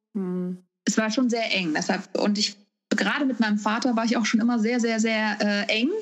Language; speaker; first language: German; native; German